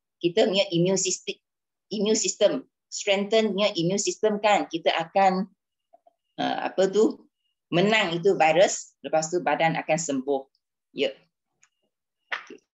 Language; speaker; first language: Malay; non-native, local second language; Chinese